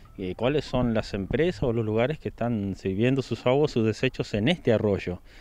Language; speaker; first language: Spanish; native; Spanish